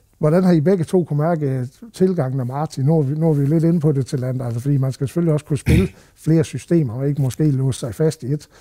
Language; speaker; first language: Danish; native; Danish